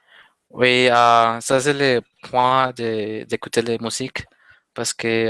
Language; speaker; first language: French; non-native, learner; Spanish